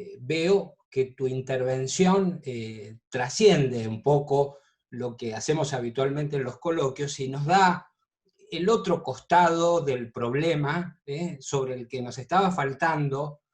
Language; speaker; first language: Spanish; native; Spanish